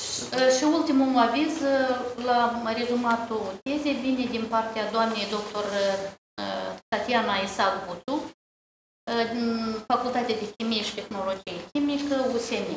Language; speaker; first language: Romanian; native; Romanian